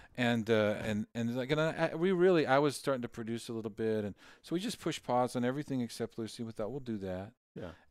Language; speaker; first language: English; native; English